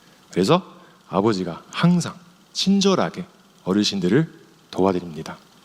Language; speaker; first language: Korean; non-native, fluent; Chinese